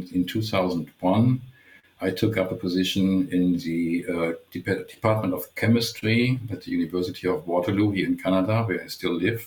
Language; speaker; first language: English; non-native, fluent; German